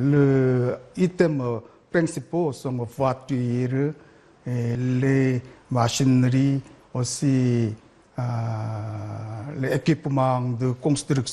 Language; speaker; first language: French; non-native, learner; Korean